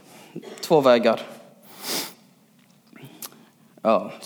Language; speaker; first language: Swedish; early bilingual, other home language; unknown